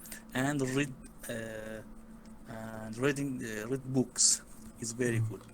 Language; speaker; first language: English; non-native, learner; Persian